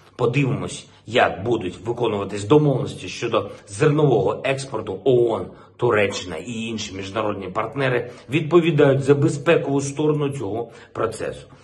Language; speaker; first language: Ukrainian; non-native, local second language; Russian